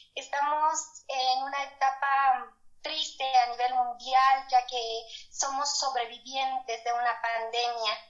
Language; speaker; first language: Spanish; native; Spanish